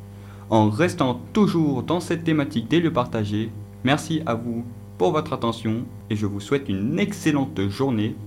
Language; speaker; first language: French; native; French